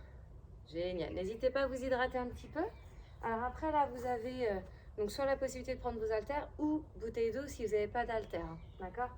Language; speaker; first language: French; native; French